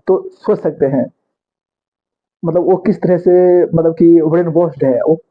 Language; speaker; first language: Hindi; native; Hindi